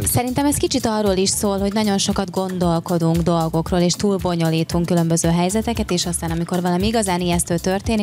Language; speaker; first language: Hungarian; native; Hungarian